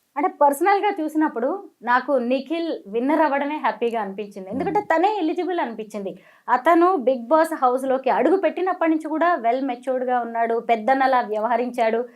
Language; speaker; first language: Telugu; native; Telugu